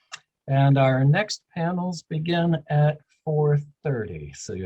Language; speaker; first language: English; native; English